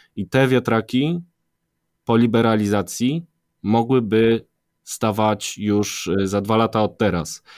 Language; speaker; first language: Polish; native; Polish